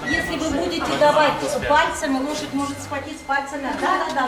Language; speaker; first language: Russian; native; Russian